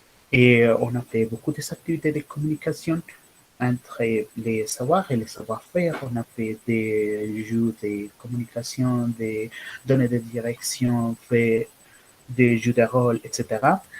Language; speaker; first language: French; non-native, learner; Spanish